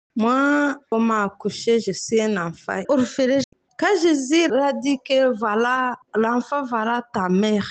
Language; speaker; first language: French; non-native, local second language; Swahili